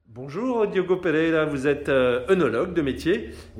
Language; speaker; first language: French; native; French